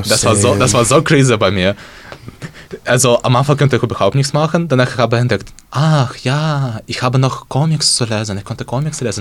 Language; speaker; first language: German; non-native, learner; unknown